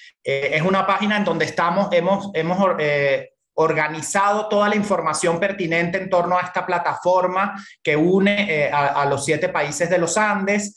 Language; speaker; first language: Spanish; native; Spanish